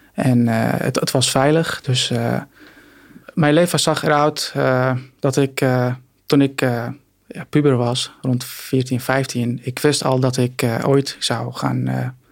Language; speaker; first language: Dutch; non-native, fluent; Arabic